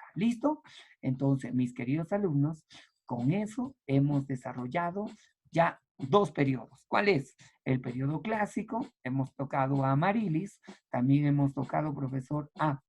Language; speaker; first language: Spanish; native; Spanish